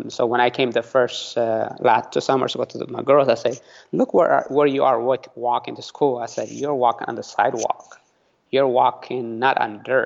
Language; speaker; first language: English; early bilingual, other home language; Tigrinya